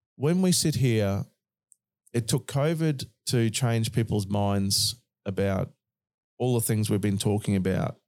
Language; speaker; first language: English; native; English